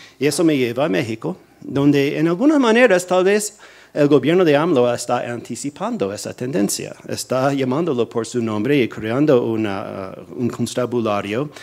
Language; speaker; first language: Spanish; non-native, fluent; English